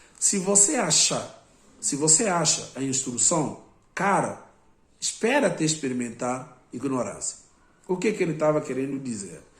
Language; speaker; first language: Portuguese; non-native, local second language; Upper Guinea Crioulo